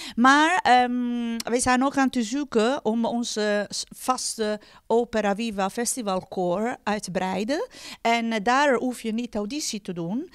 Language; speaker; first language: Dutch; non-native, fluent; Italian